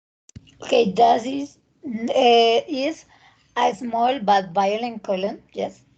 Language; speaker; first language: English; non-native, learner; Spanish